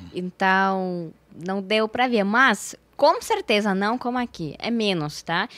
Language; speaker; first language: Portuguese; non-native, fluent; Russian